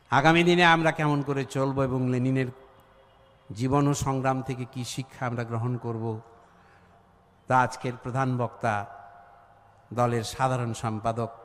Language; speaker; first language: Bangla; native; Bangla